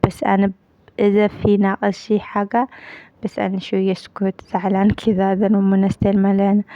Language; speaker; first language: Arabic; non-native, learner; Amharic